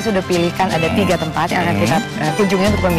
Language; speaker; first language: Indonesian; native; Indonesian